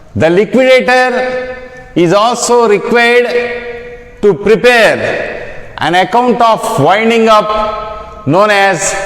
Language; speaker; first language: English; non-native, local second language; Telugu